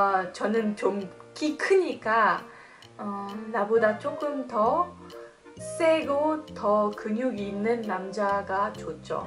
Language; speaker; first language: Korean; non-native, fluent; French